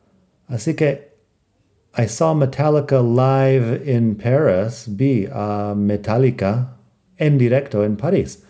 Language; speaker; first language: Spanish; non-native, fluent; English